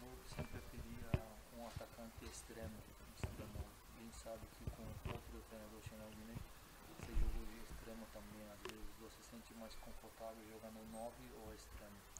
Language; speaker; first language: Portuguese; non-native, fluent; Turkish